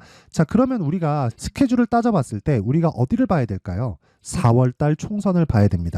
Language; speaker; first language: Korean; native; Korean